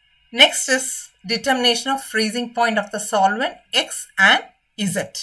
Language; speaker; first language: English; non-native, local second language; Tamil